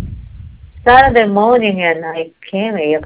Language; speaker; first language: English; non-native, learner; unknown